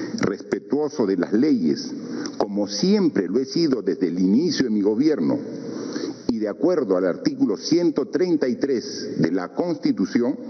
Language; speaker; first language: Spanish; native; Spanish